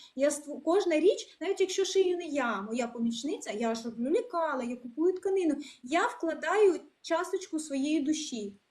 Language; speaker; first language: Ukrainian; non-native, local second language; Russian